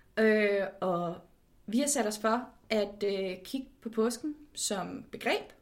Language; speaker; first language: Danish; native; Danish